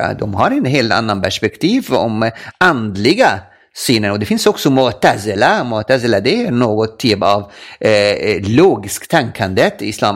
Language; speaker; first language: Swedish; non-native, fluent; Arabic